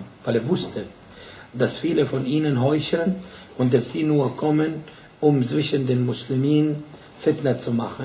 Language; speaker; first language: German; non-native, fluent; Arabic